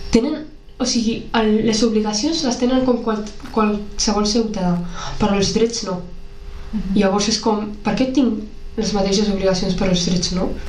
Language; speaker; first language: Catalan; early bilingual, other home language; Arabic